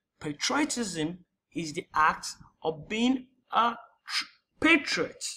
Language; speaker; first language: English; non-native, local second language; Yoruba